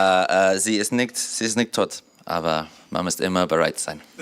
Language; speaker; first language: German; non-native, learner; English